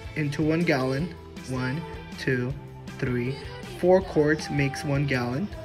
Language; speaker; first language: English; early bilingual, other home language; Spanish